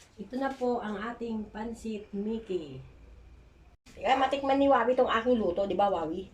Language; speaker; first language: Filipino; non-native, local second language; Cebuano